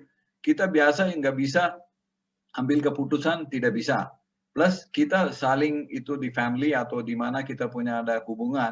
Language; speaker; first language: Indonesian; non-native, learner; Tamil